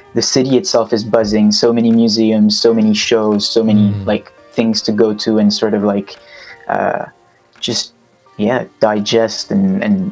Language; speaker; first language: English; non-native, fluent; French